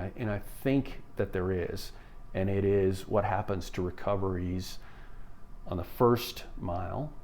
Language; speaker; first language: English; native; English